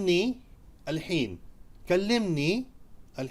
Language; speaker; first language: Arabic; non-native, fluent; Urdu